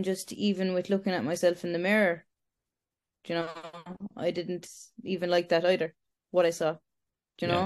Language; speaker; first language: English; native; English